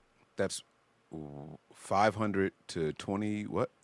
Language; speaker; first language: English; native; English